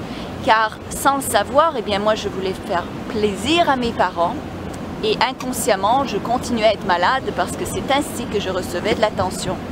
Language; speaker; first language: French; native; French